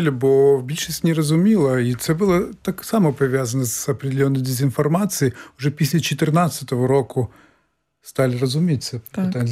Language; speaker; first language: Ukrainian; non-native, fluent; Crimean Tatar